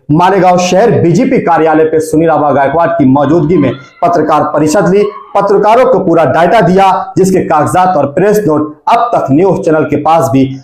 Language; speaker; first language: Hindi; non-native, local second language; Urdu